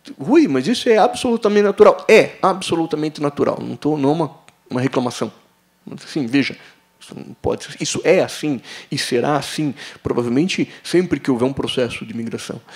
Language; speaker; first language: Portuguese; native; Portuguese